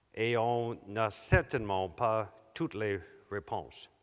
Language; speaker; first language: French; non-native, local second language; English